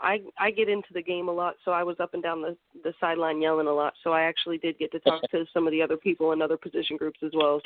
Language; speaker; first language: English; native; English